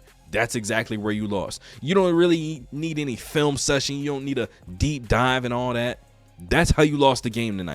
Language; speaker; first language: English; native; English